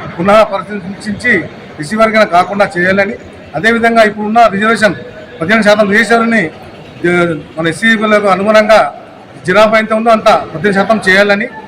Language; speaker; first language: Telugu; native; Telugu